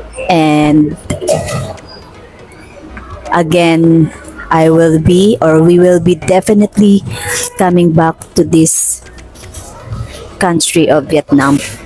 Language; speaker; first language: English; non-native, local second language; Aklanon